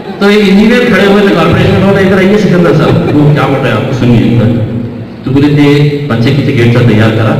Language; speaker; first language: Urdu; native; Urdu